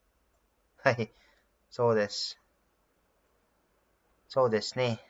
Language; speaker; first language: Japanese; non-native, learner; English